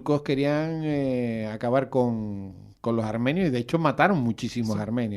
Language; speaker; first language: Spanish; native; Spanish